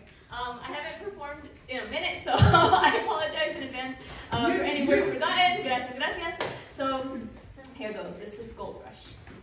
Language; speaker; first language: English; early bilingual, other home language; Spanish